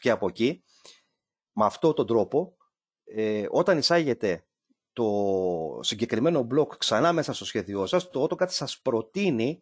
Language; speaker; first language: Greek; native; Greek